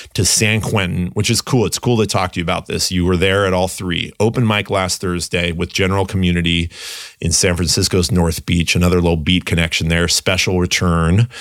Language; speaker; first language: English; native; English